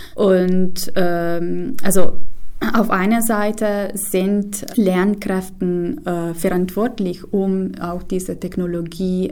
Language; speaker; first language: German; non-native, fluent; Italian